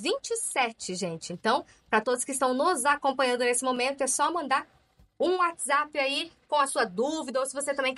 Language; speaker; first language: Portuguese; native; Portuguese